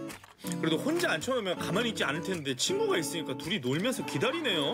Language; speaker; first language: Korean; native; Korean